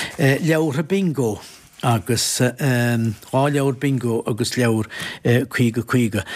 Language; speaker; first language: Irish; native; Irish